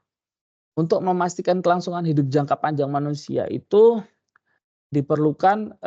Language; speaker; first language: Indonesian; native; Indonesian